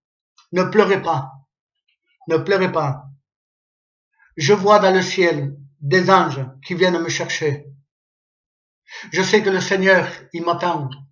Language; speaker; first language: French; native; French